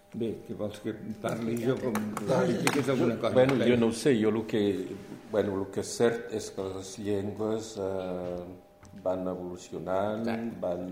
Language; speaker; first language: Catalan; early bilingual, heritage; Catalan